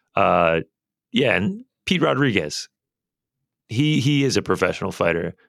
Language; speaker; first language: English; native; English